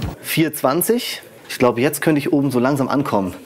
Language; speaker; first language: German; native; German